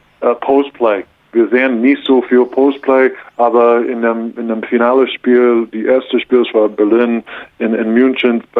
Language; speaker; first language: German; non-native, learner; English